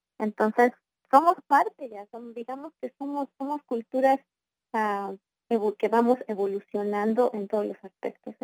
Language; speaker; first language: Spanish; native; Spanish